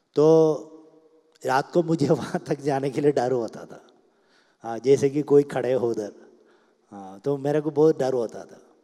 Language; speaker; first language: Hindi; non-native, local second language; Malayalam